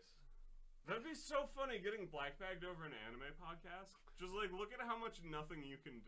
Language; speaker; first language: English; native; English